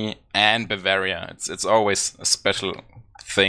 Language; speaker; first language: English; non-native, fluent; German